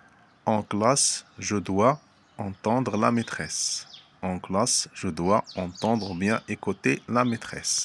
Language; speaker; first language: French; non-native, fluent; Arabic